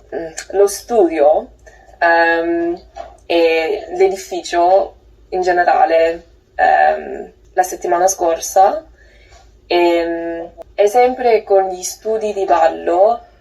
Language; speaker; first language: Italian; non-native, learner; English